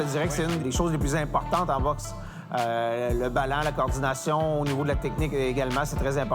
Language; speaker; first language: French; native; French